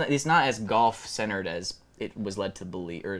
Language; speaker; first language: English; native; English